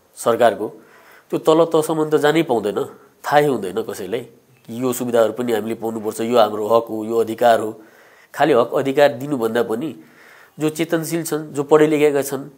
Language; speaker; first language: Nepali; non-native, local second language; Bhojpuri